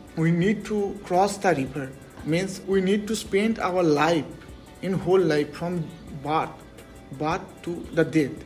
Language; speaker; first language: English; non-native, local second language; Bangla